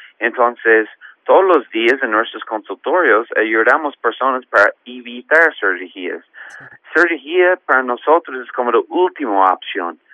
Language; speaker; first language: Spanish; non-native, fluent; English